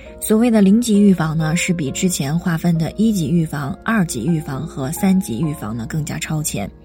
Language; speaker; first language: Chinese; native; Chinese